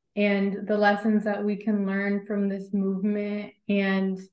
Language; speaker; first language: English; native; English